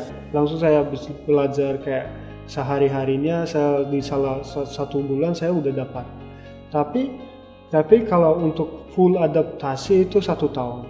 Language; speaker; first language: Indonesian; non-native, fluent; Turkmen